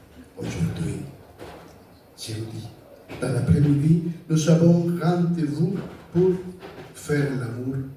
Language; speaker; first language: French; non-native, fluent; Spanish